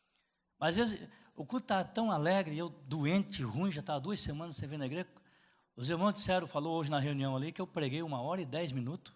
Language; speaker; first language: Portuguese; native; Portuguese